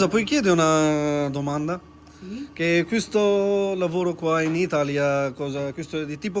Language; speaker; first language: Italian; non-native, learner; Urdu